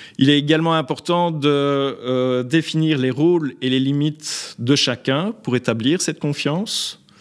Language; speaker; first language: French; native; French